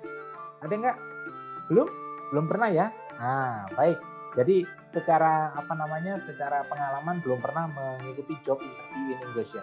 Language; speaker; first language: Indonesian; native; Indonesian